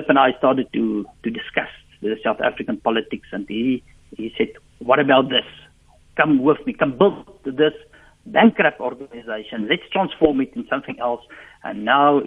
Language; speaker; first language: English; non-native, local second language; Afrikaans